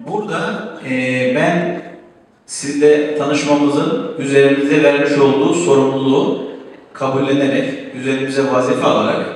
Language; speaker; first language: Turkish; native; Turkish